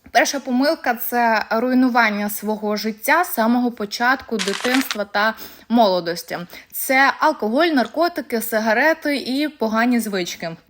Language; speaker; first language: Ukrainian; non-native, local second language; Russian